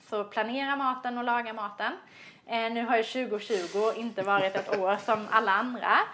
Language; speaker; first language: Swedish; native; Swedish